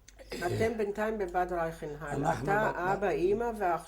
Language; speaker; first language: Hebrew; native; Hebrew